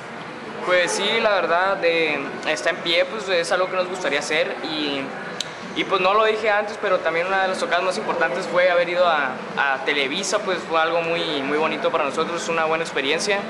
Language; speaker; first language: Spanish; native; Spanish